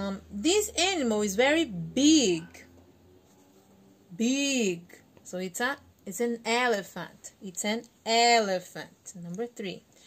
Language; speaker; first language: English; non-native, fluent; Portuguese